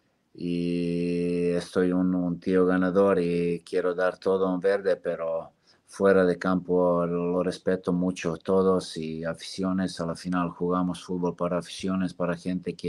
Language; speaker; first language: Spanish; non-native, fluent; Serbian